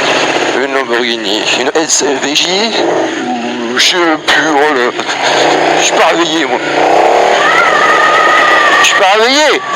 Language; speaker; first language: French; native; French